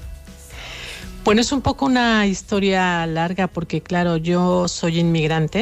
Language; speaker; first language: Spanish; native; Spanish